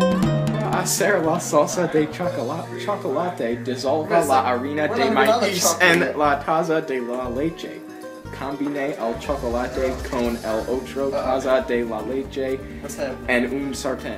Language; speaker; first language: Spanish; non-native, learner; English